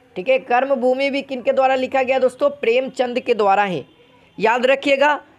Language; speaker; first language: Hindi; native; Hindi